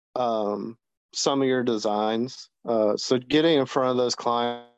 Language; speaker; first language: English; native; English